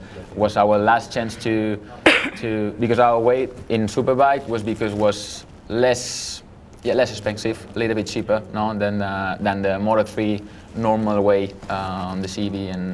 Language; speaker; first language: English; non-native, fluent; Spanish